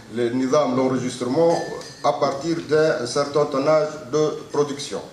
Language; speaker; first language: French; non-native, local second language; Arabic